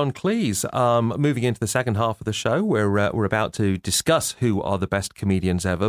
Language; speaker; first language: English; native; English